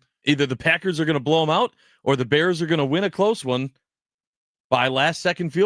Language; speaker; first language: English; native; English